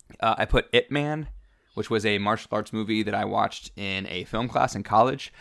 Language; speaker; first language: English; native; English